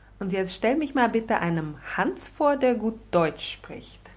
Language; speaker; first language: German; non-native, fluent; Russian